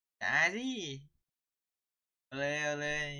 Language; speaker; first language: Thai; native; Thai